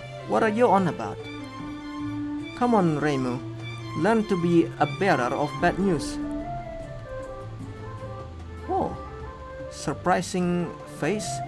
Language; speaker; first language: English; non-native, fluent; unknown